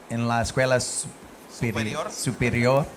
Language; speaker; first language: Spanish; non-native, learner; English